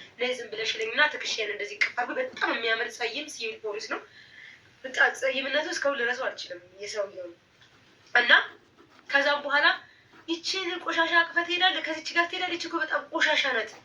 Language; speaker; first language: Amharic; native; Amharic